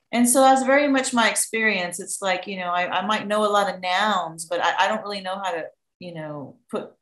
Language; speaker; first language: English; native; English